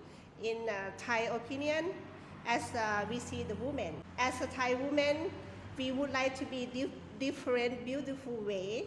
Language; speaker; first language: English; non-native, learner; Thai